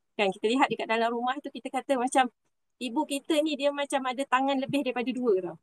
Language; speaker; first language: Malay; native; Malay